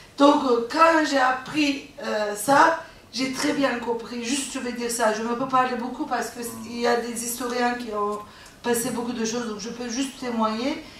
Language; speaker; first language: French; non-native, fluent; Turkish